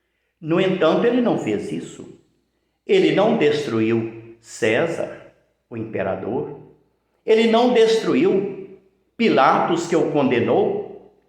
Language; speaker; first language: Portuguese; native; Portuguese